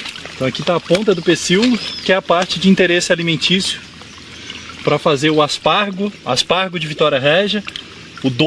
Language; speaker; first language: Portuguese; native; Portuguese